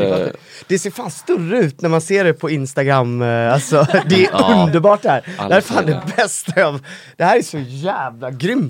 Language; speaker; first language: Swedish; native; Swedish